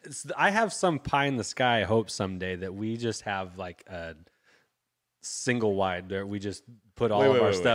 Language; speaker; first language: English; native; English